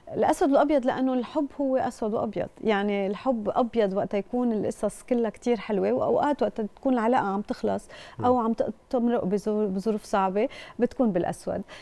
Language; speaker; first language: Arabic; native; Arabic